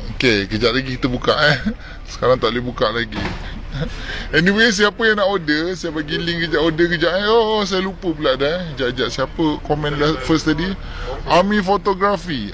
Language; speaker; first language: Malay; non-native, local second language; Chinese